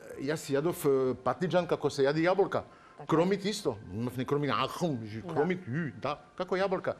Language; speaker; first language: Macedonian; non-native, fluent; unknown